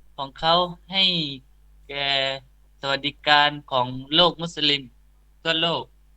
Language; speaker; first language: Thai; non-native, local second language; Pattani Malay